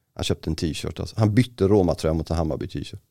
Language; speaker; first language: Swedish; native; Swedish